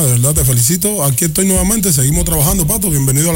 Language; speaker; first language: Spanish; native; Spanish